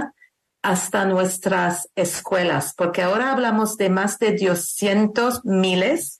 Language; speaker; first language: Spanish; non-native, learner; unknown